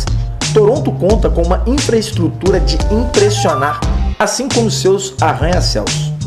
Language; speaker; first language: Portuguese; native; Portuguese